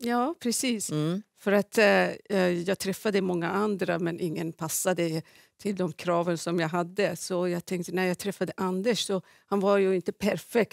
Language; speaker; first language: Swedish; non-native, fluent; Persian